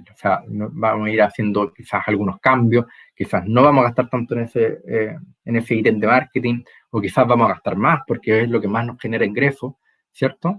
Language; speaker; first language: Spanish; native; Spanish